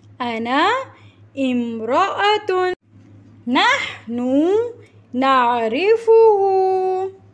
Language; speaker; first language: Arabic; non-native, fluent; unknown